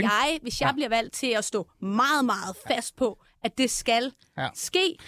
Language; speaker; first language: Danish; native; Danish